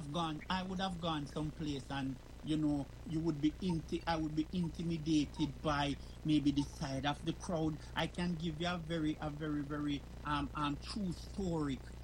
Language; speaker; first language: English; non-native, local second language; Jamaican Creole English